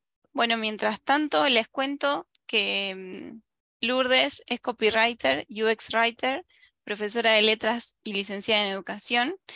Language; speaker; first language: Spanish; native; Spanish